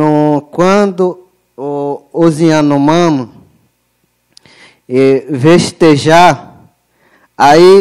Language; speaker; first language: Portuguese; non-native, local second language; Yanomámi